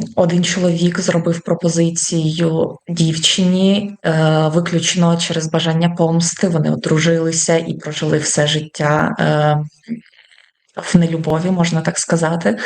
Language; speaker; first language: Ukrainian; native; Ukrainian